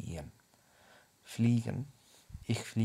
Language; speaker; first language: German; non-native, fluent; English